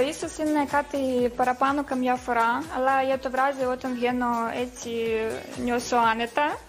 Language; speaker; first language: Greek; non-native, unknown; Russian